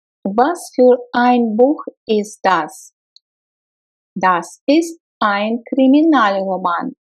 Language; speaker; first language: German; non-native, fluent; Russian